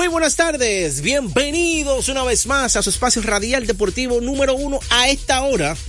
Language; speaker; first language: Spanish; native; Spanish